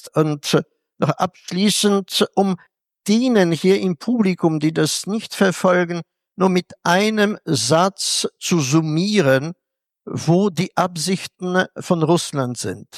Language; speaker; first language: German; non-native, fluent; Polish